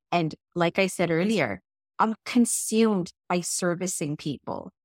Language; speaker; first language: English; native; English